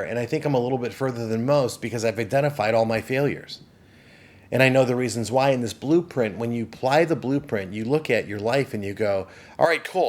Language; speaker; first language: English; native; English